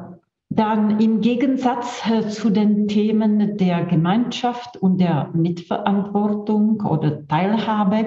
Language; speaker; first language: German; non-native, fluent; Czech